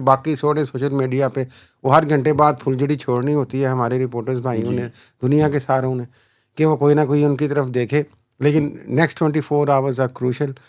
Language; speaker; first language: Urdu; non-native, local second language; Punjabi